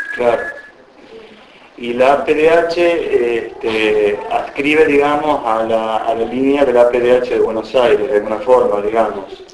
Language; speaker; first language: Spanish; native; Spanish